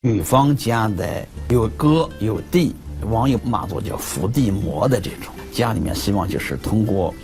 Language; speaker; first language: Chinese; native; Chinese